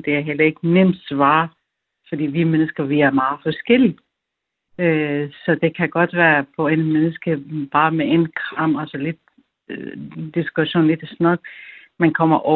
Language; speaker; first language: Danish; non-native, fluent; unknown